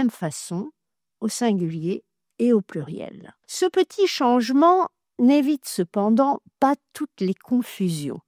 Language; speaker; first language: French; native; French